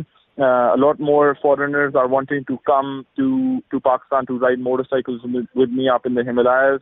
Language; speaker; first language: English; non-native, local second language; Urdu